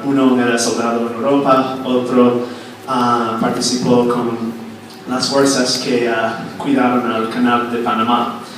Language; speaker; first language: Spanish; non-native, fluent; English